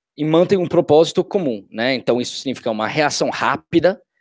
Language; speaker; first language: Portuguese; non-native, fluent; English